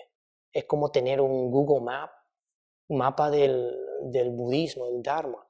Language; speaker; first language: Spanish; non-native, fluent; Chinese